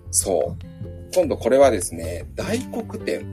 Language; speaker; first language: Japanese; native; Japanese